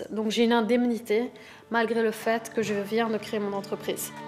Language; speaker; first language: French; native; French